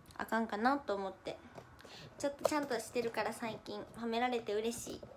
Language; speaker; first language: Japanese; native; Japanese